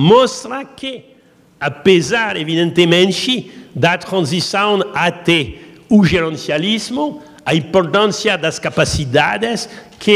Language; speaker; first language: Portuguese; non-native, learner; French